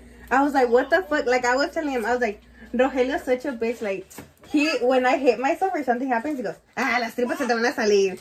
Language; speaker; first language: English; early bilingual, other home language; Spanish